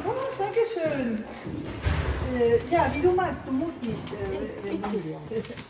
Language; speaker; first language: German; non-native, fluent; Spanish